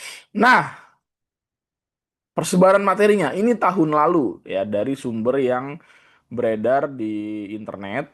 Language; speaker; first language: Indonesian; native; Indonesian